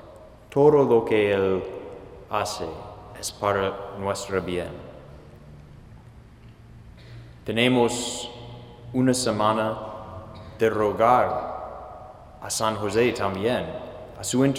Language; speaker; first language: Spanish; non-native, fluent; English